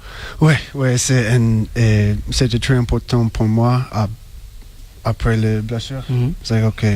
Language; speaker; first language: French; non-native, learner; English